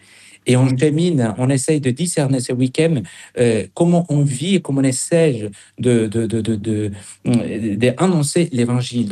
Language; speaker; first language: French; non-native, fluent; Spanish